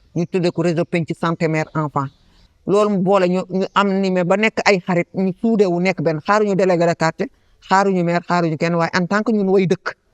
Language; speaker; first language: Wolof; non-native, local second language; Fula